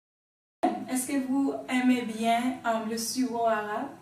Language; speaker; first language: French; non-native, learner; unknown